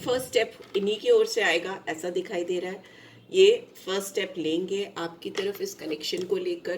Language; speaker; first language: Hindi; native; Hindi